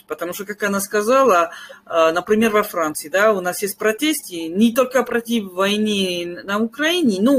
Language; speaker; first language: Russian; non-native, fluent; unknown